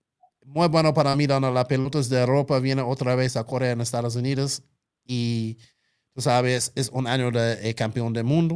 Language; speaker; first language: Spanish; non-native, local second language; English